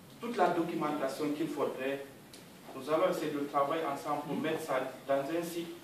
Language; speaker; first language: French; non-native, local second language; Fula